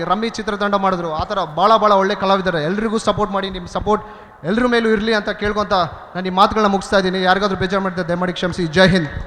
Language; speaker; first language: Kannada; native; Kannada